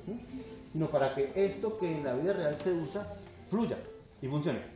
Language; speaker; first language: Spanish; native; Spanish